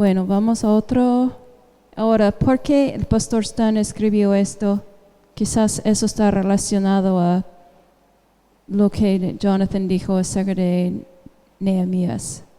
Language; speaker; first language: Spanish; non-native, fluent; English